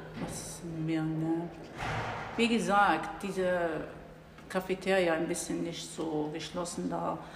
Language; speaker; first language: German; non-native, learner; Arabic